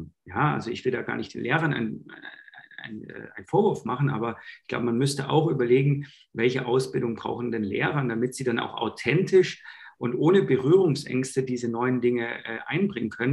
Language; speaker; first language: German; native; German